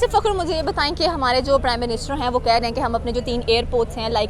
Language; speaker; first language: Urdu; native; Urdu